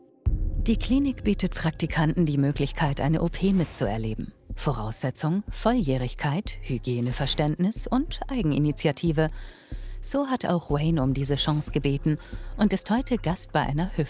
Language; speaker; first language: German; native; German